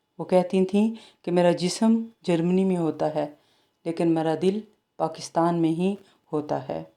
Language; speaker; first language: Urdu; native; Urdu